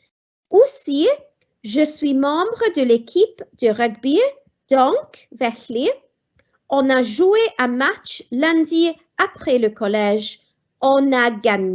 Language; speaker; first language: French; non-native, fluent; Welsh